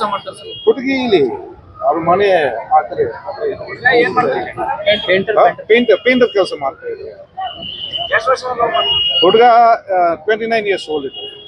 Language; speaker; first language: Kannada; non-native, fluent; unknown